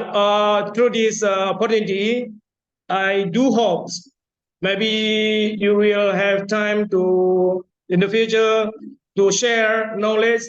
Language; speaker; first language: English; non-native, fluent; Indonesian